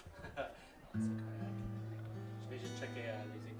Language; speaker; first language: French; non-native, local second language; English